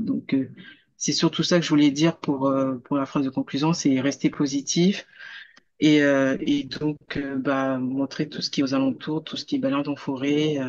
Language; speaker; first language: French; native; French